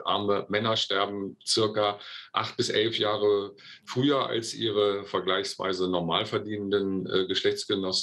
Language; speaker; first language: German; native; German